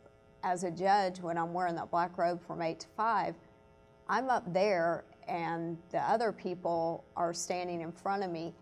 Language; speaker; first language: English; native; English